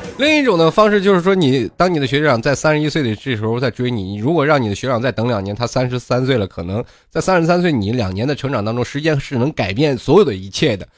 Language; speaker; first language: Chinese; native; Chinese